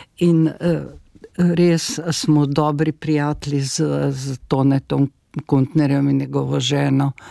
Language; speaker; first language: Slovenian; native; Slovenian